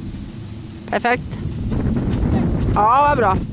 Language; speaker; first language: Swedish; native; Swedish